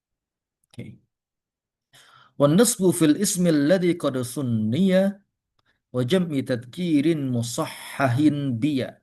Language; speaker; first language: Arabic; non-native, fluent; Indonesian